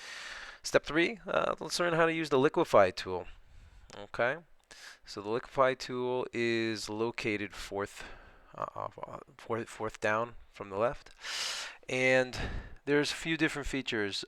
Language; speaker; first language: English; native; English